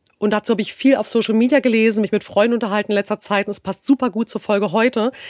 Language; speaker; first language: German; early bilingual, other home language; Kurdish